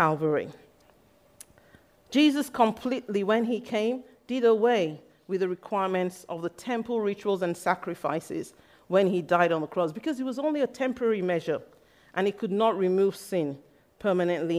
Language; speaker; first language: English; non-native, local second language; Yoruba